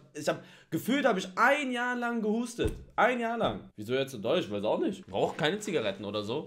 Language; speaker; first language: German; native; German